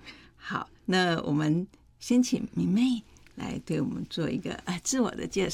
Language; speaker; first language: Chinese; native; Chinese